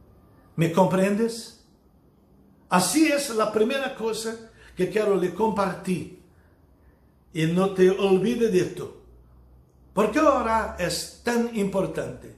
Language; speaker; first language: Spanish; non-native, fluent; Portuguese